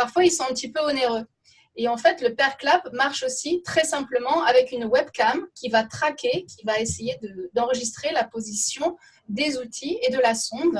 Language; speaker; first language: French; native; French